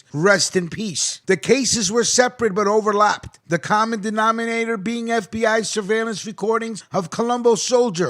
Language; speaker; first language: English; native; English